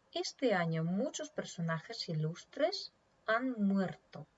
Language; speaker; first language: Spanish; non-native, fluent; Ukrainian